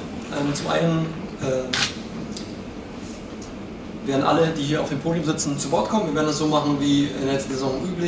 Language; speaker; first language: German; native; German